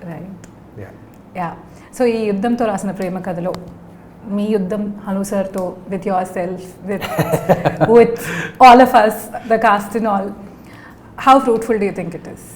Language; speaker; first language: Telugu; native; Telugu